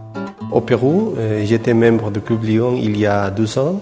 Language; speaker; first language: French; non-native, fluent; Spanish